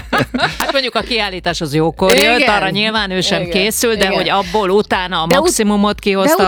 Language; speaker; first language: Hungarian; native; Hungarian